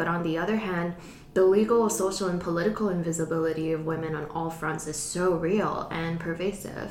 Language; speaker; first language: English; non-native, local second language; Cantonese